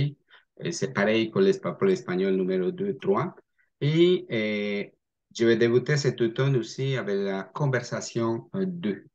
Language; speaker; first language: French; non-native, fluent; Spanish